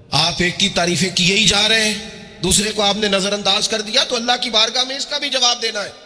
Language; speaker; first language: Urdu; non-native, local second language; Punjabi